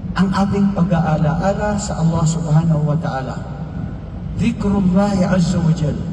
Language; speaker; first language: Filipino; non-native, local second language; Maranao